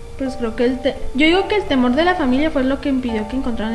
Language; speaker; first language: Spanish; native; Spanish